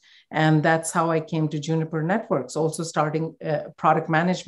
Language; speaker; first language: English; non-native, local second language; Hindi